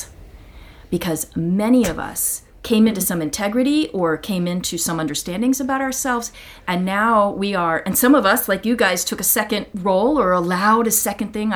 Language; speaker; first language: English; native; English